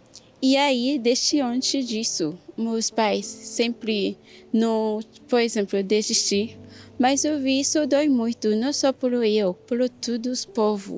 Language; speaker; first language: Portuguese; non-native, learner; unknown